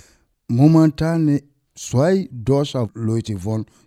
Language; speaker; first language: German; non-native, learner; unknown